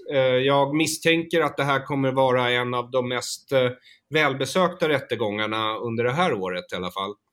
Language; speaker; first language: Swedish; native; Swedish